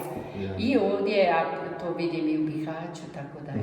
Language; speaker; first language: Croatian; native; Croatian